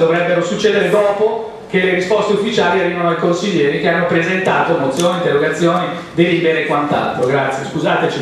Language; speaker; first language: Italian; native; Italian